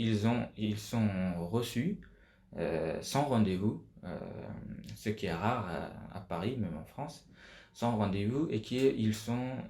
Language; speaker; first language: French; non-native, fluent; Persian